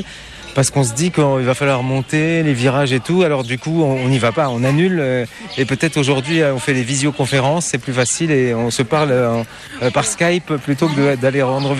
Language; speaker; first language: French; native; French